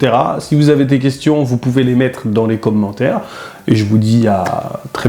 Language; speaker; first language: French; non-native, fluent; Spanish